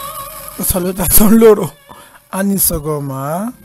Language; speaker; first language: Italian; non-native, learner; Dyula